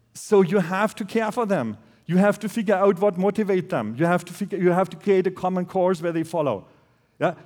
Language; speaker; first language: English; non-native, fluent; German